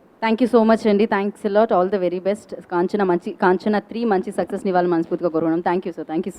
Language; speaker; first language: Telugu; native; Telugu